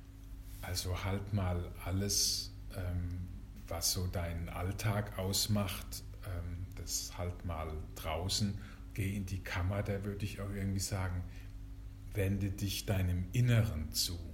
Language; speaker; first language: German; native; German